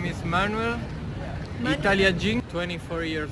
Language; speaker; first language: English; non-native, learner; Italian